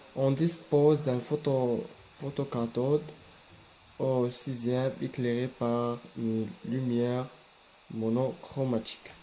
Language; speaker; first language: French; non-native, local second language; Arabic